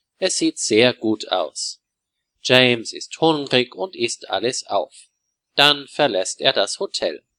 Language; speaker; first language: German; native; German